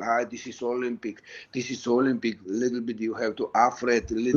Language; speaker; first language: English; non-native, learner; Georgian